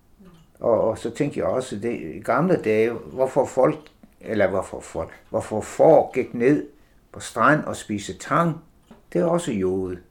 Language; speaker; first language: Danish; non-native, fluent; English